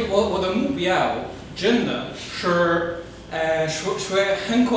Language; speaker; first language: Chinese; non-native, learner; English